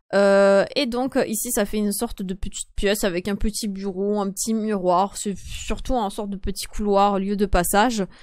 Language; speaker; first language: French; non-native, fluent; Polish